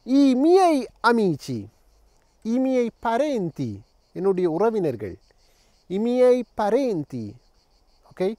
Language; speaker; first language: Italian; non-native, fluent; Tamil